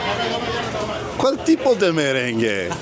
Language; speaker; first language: Spanish; non-native, learner; English